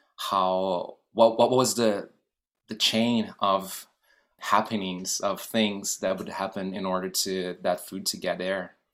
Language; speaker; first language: English; non-native, fluent; Portuguese